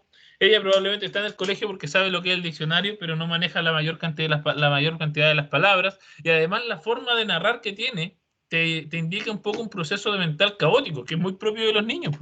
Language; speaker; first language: Spanish; native; Spanish